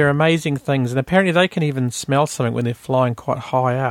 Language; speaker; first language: English; native; English